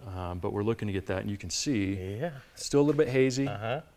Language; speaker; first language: English; native; English